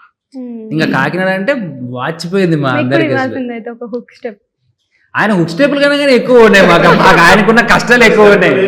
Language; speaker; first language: Telugu; native; Telugu